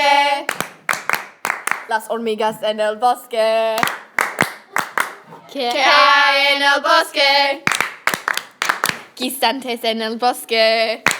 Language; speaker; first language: Spanish; non-native, learner; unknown